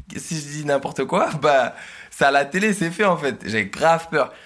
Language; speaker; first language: French; native; French